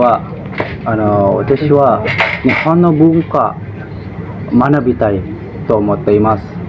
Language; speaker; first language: Japanese; non-native, learner; Indonesian